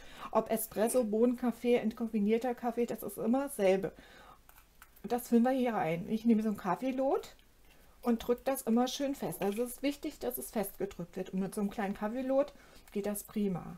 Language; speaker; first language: German; native; German